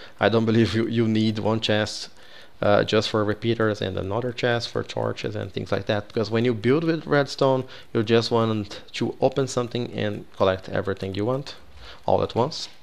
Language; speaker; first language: English; non-native, fluent; Portuguese